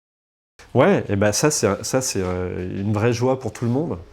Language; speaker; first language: French; native; French